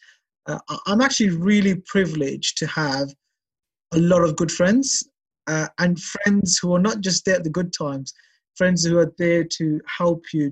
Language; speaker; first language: English; native; English